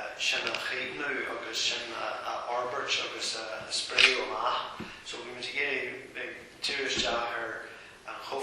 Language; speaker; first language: Irish; non-native, local second language; English